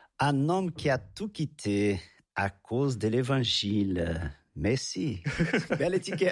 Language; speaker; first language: French; non-native, fluent; Portuguese